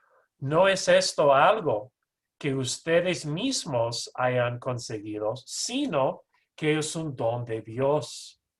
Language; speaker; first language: Spanish; non-native, fluent; English